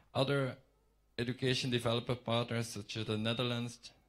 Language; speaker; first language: English; non-native, fluent; Dutch